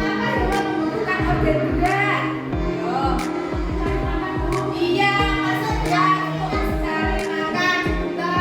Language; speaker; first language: Indonesian; native; Indonesian